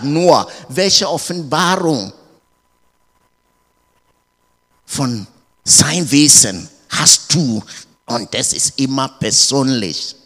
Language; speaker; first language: German; non-native, learner; English